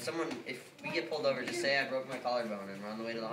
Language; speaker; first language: English; native; English